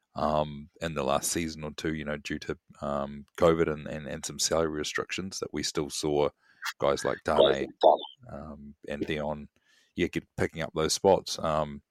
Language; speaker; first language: English; native; English